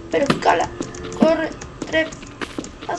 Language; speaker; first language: Spanish; native; Spanish